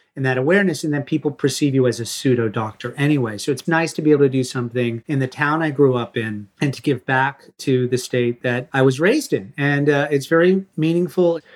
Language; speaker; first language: English; native; English